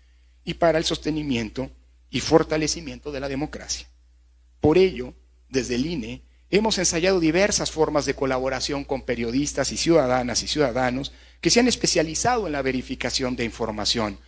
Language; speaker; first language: Spanish; native; Spanish